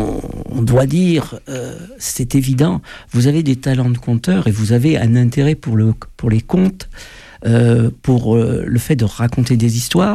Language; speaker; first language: French; native; French